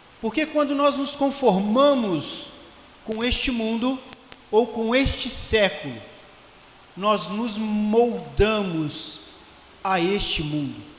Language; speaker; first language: Portuguese; native; Portuguese